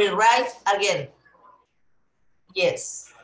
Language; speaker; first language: English; non-native, learner; Spanish